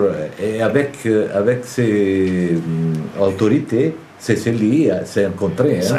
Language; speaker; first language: French; non-native, fluent; Italian